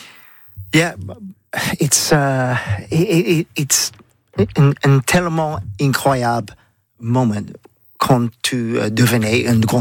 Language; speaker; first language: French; non-native, learner; English